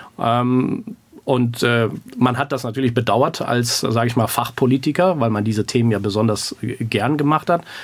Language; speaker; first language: German; early bilingual, other home language; Persian